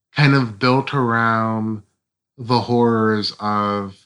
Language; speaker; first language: English; native; English